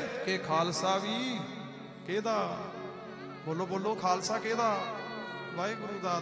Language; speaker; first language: Punjabi; early bilingual, heritage; Punjabi